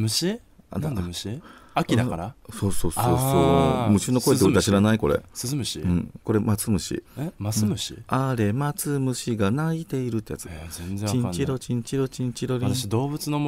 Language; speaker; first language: Japanese; native; Japanese